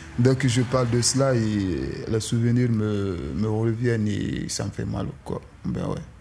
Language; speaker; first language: French; non-native, local second language; Susu